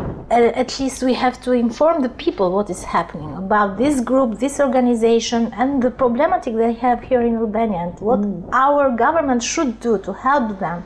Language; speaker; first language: English; non-native, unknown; Albanian